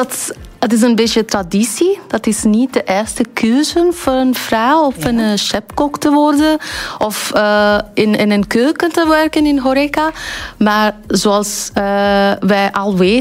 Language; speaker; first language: Dutch; non-native, learner; Bangla